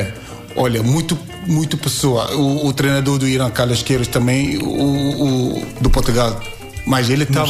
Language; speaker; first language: Portuguese; non-native, learner; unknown